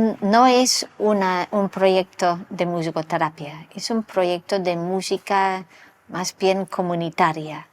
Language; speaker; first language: Spanish; non-native, local second language; English